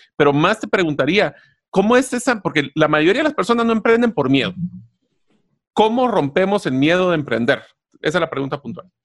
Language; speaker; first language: Spanish; native; Spanish